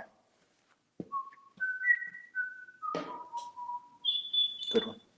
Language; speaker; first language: English; native; English